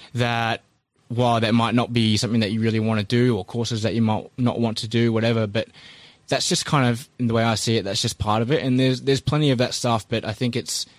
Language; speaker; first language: English; native; English